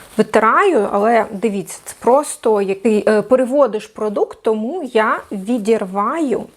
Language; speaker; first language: Ukrainian; non-native, local second language; Russian